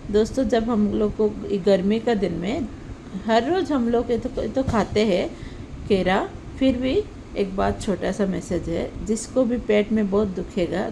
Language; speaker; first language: Hindi; non-native, local second language; Telugu